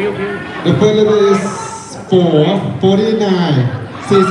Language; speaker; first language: English; non-native, learner; Thai